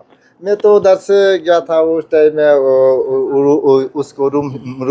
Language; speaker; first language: Hindi; non-native, learner; Bangla